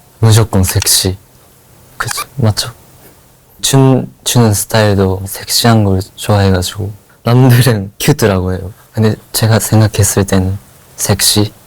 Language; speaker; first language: Korean; non-native, fluent; Japanese